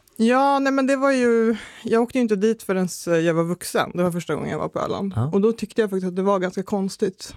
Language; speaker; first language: Swedish; native; Swedish